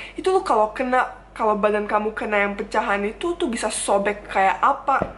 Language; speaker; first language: Indonesian; non-native, fluent; Bosnian